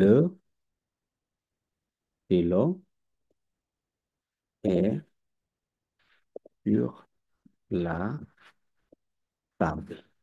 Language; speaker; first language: French; non-native, fluent; Bangla